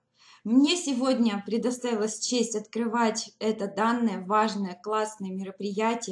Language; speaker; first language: Russian; native; Russian